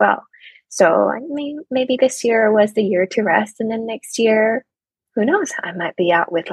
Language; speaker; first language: English; non-native, local second language; Cantonese